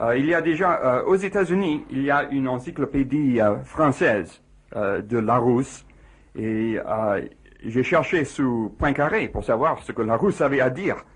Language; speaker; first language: French; non-native, fluent; English